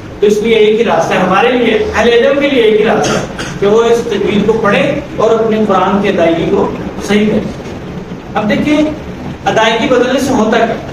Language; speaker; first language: Urdu; native; Urdu